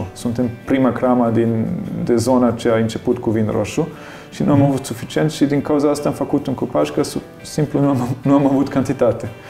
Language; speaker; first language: Romanian; non-native, learner; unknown